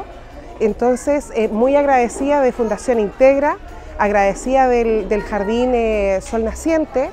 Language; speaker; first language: Spanish; native; Spanish